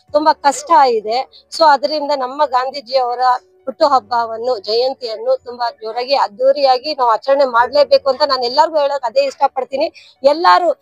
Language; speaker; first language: Kannada; native; Kannada